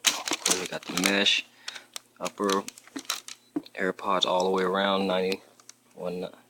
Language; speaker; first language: English; native; English